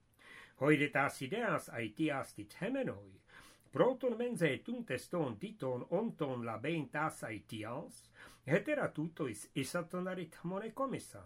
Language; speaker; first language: Greek; non-native, fluent; English